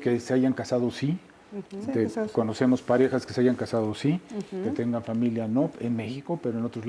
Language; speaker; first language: Spanish; native; Spanish